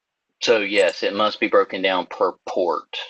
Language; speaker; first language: English; native; English